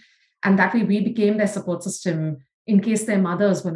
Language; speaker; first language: English; non-native, local second language; Tamil